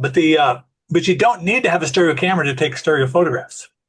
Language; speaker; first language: English; native; English